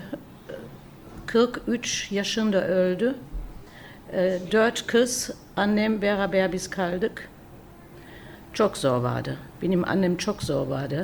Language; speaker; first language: Turkish; early bilingual, heritage; German